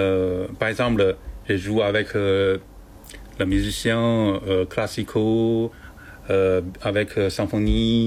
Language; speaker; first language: French; non-native, learner; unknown